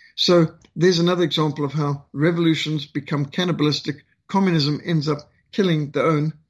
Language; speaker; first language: English; native; English